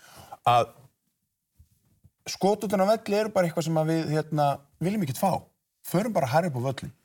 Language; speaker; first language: Icelandic; native; Icelandic